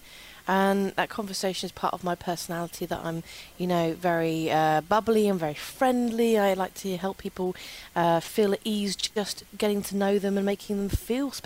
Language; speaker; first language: English; native; English